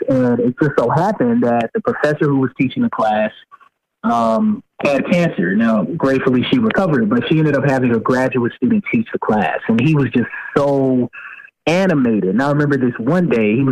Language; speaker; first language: English; native; English